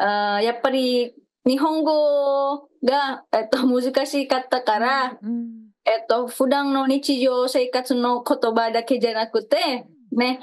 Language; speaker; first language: Japanese; non-native, fluent; Indonesian